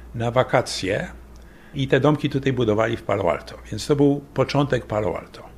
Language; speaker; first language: Polish; early bilingual, other home language; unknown